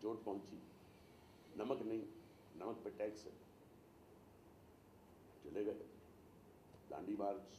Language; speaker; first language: Hindi; native; Hindi